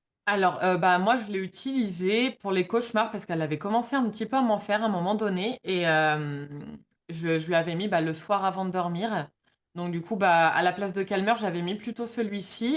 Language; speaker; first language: French; native; French